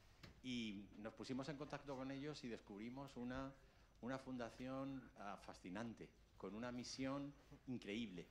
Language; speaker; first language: Spanish; native; Spanish